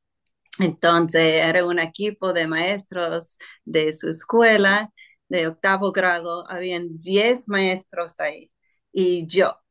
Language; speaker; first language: Spanish; non-native, fluent; English